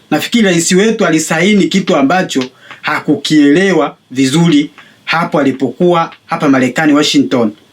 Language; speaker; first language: Swahili; native; Swahili